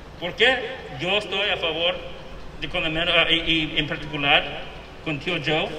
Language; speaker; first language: Spanish; early bilingual, heritage; Spanish